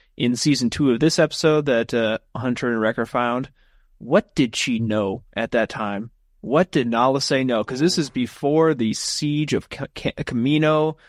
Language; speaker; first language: English; native; English